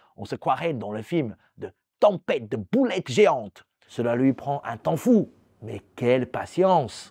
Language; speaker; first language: French; native; French